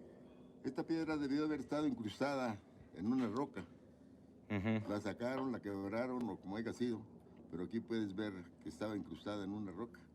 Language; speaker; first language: Spanish; native; Spanish